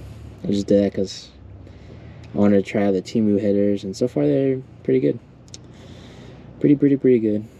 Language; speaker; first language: English; native; English